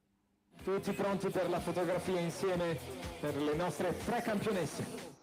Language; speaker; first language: Italian; native; Italian